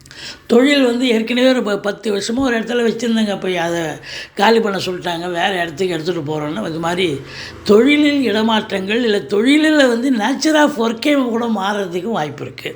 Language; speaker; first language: Tamil; native; Tamil